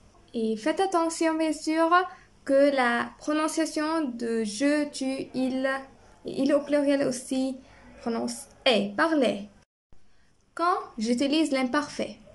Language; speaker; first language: French; non-native, fluent; Arabic